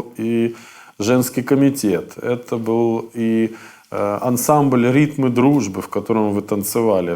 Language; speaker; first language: Russian; native; Russian